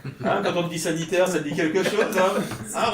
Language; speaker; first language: French; native; French